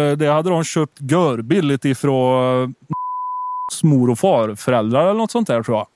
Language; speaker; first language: Swedish; native; Swedish